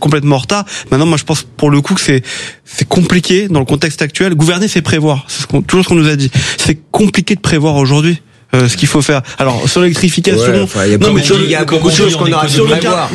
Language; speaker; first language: French; native; French